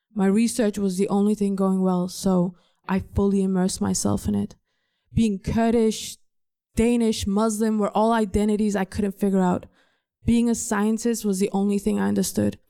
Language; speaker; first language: English; non-native, fluent; Danish